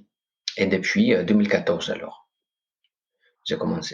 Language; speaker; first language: French; non-native, fluent; Greek